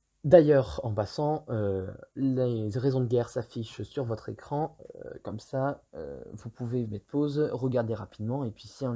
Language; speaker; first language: French; native; French